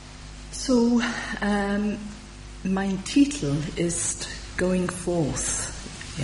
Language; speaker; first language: German; non-native, fluent; English